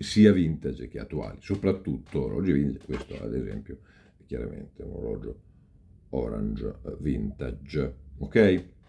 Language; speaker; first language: Italian; native; Italian